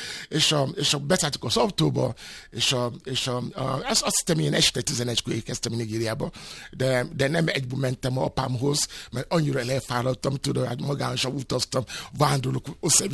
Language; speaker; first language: Hungarian; non-native, fluent; Yoruba